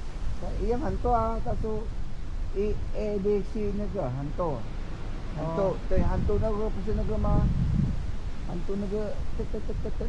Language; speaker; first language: Chinese; non-native, learner; Filipino